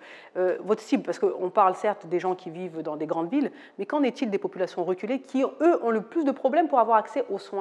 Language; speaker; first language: French; native; French